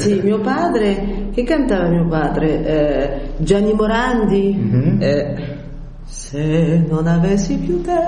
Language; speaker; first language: Italian; early bilingual, heritage; French